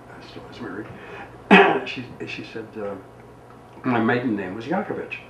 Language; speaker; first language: English; native; English